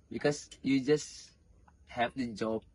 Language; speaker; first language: English; non-native, learner; Indonesian